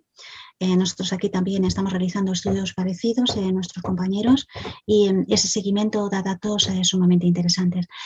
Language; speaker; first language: Spanish; native; Spanish